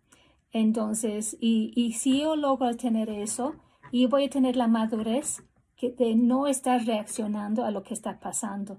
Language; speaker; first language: Spanish; non-native, fluent; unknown